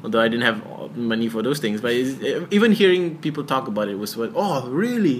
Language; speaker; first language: English; non-native, local second language; Malay